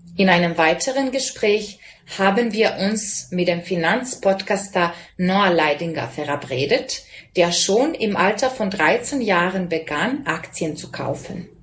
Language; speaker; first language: German; non-native, fluent; Serbian